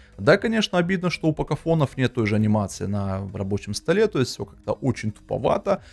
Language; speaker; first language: Russian; native; Russian